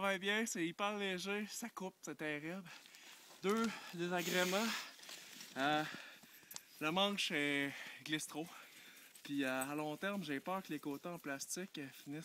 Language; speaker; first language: French; native; French